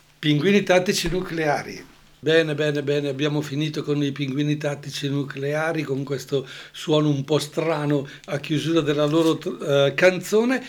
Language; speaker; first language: Italian; native; Italian